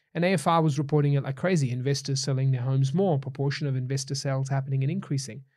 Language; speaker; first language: English; native; English